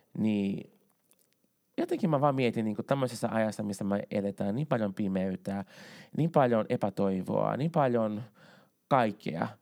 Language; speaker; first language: Finnish; non-native, fluent; Portuguese